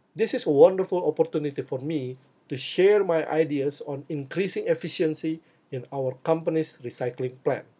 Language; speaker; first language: English; non-native, fluent; Indonesian